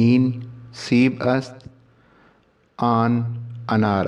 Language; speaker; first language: Persian; non-native, fluent; Urdu